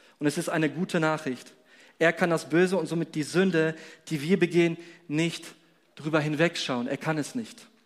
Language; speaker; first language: German; non-native, fluent; Polish